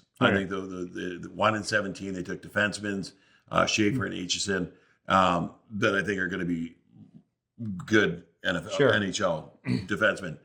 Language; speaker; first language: English; native; English